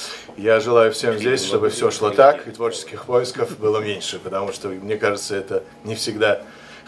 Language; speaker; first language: Russian; native; Russian